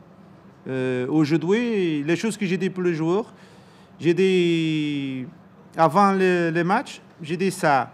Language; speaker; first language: French; non-native, learner; Portuguese